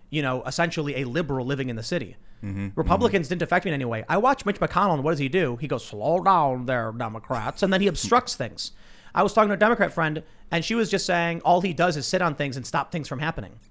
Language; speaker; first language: English; native; English